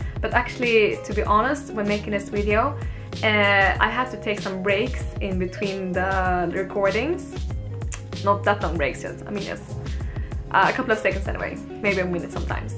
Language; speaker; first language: English; non-native, fluent; Swedish